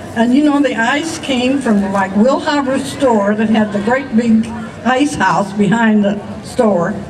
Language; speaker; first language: English; early bilingual, other home language; German